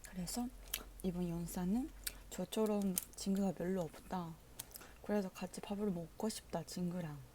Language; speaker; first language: Korean; non-native, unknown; Japanese